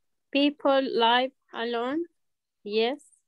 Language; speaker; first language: English; non-native, learner; Spanish